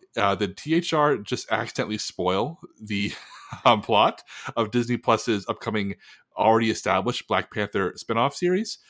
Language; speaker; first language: English; native; English